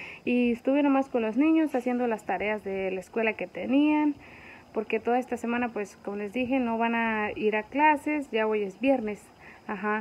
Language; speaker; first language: Spanish; native; Spanish